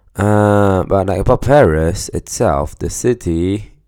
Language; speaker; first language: English; non-native, fluent; Chinese